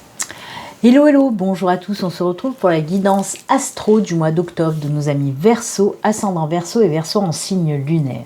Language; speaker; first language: French; native; French